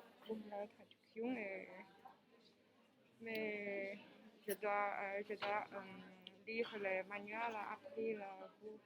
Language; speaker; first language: French; non-native, learner; Chinese